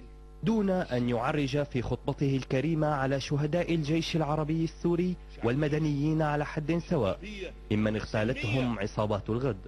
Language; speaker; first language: Arabic; native; Arabic